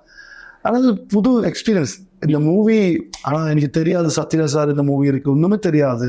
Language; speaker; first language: Tamil; non-native, learner; Malayalam